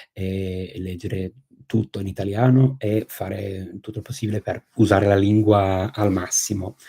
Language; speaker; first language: Italian; non-native, fluent; English